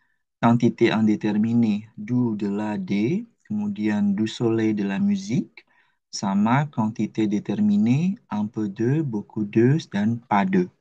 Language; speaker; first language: French; non-native, fluent; Indonesian